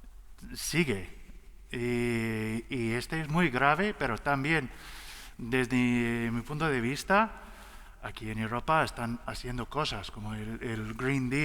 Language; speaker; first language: Spanish; non-native, learner; English